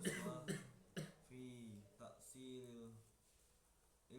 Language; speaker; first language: Arabic; non-native, learner; Indonesian